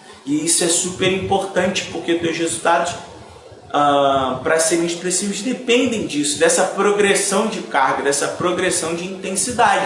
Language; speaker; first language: Portuguese; native; Portuguese